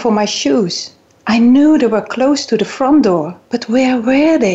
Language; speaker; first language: English; non-native, fluent; Dutch